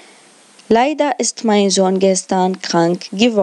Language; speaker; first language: German; non-native, fluent; Arabic